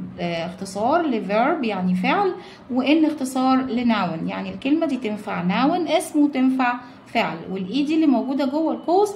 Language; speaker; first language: Arabic; native; Arabic